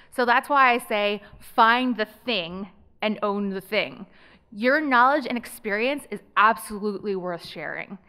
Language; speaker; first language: English; native; English